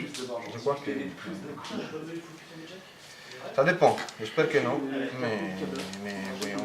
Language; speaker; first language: French; non-native, learner; Italian